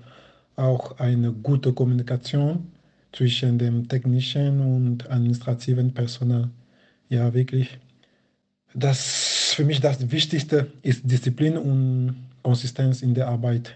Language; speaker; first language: German; non-native, fluent; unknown